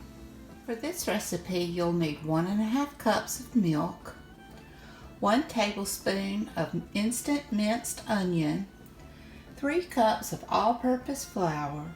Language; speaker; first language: English; native; English